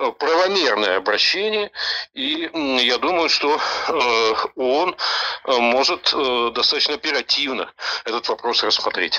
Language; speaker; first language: Russian; native; Russian